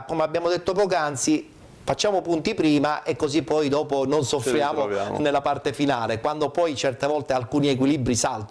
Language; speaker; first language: Italian; native; Italian